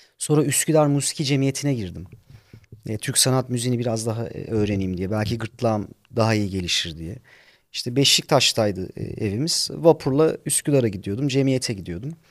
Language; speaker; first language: Turkish; native; Turkish